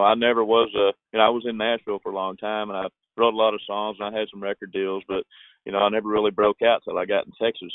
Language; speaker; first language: English; native; English